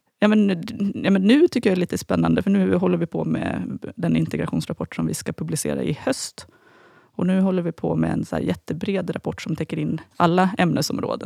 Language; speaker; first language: Swedish; native; Swedish